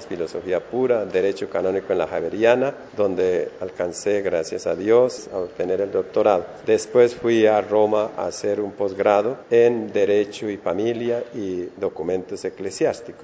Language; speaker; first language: Spanish; native; Spanish